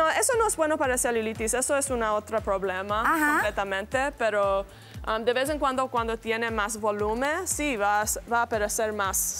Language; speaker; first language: Spanish; non-native, learner; English